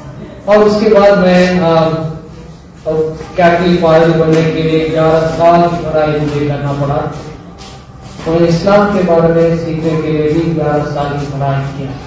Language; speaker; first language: Hindi; non-native, local second language; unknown